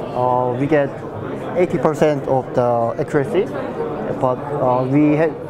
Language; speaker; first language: English; non-native, learner; Korean